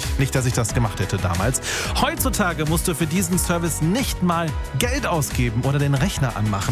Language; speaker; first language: German; native; German